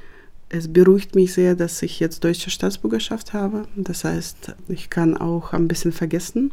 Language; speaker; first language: German; non-native, fluent; Russian